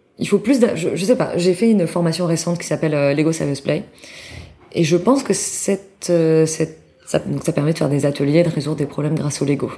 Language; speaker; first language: French; native; French